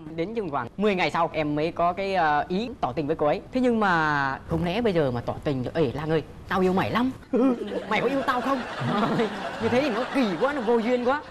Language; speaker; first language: Vietnamese; native; Vietnamese